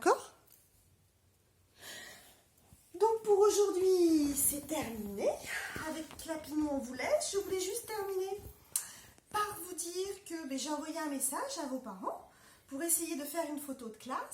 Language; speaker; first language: French; native; French